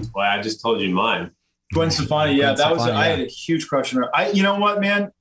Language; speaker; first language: English; native; English